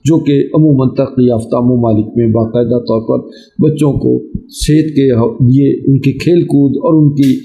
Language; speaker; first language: Urdu; native; Urdu